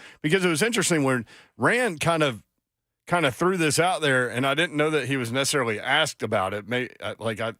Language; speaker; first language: English; native; English